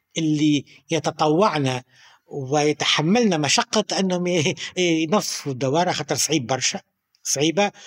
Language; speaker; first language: Arabic; native; Arabic